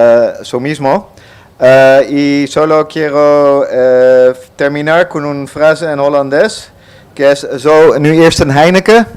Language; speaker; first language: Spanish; non-native, fluent; Dutch